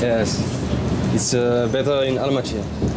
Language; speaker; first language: English; non-native, learner; French